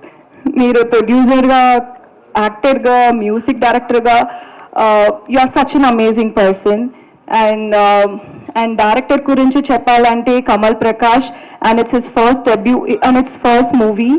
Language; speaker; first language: Telugu; non-native, learner; Tamil